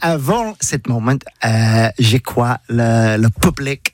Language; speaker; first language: French; non-native, learner; English